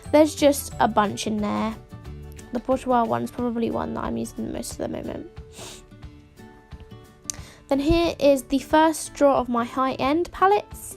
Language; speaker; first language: English; native; English